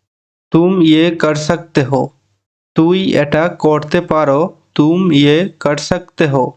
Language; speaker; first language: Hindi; non-native, learner; Bangla